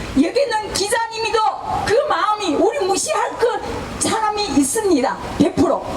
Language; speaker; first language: Korean; non-native, fluent; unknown